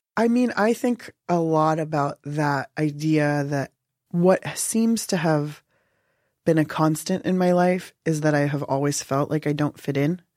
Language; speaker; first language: English; native; English